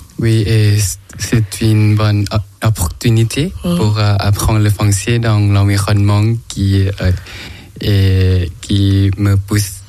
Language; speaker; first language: French; non-native, learner; Thai